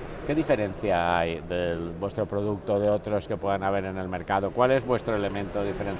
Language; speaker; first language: Spanish; native; Spanish